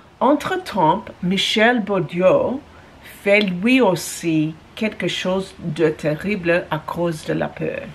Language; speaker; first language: French; non-native, learner; English